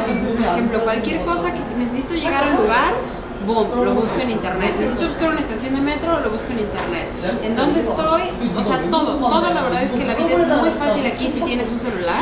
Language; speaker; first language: Spanish; native; Spanish